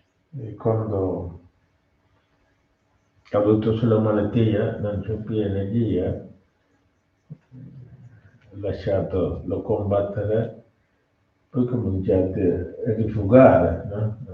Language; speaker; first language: Italian; non-native, learner; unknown